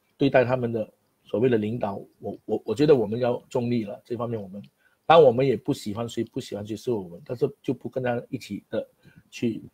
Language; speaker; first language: Chinese; native; Chinese